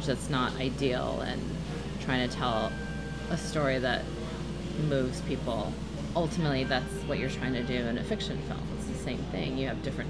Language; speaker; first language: English; native; English